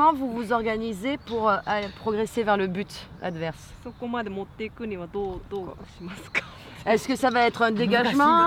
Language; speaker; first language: French; native; French